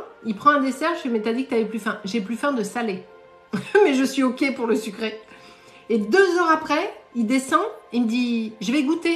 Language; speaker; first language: French; native; French